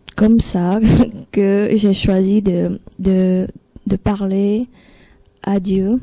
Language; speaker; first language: French; non-native, fluent; Vietnamese